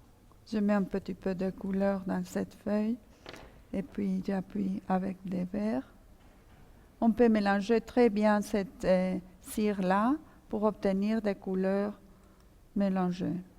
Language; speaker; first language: French; non-native, fluent; Spanish